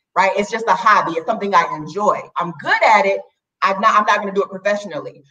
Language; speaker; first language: English; native; English